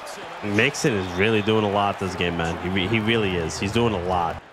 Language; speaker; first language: English; native; English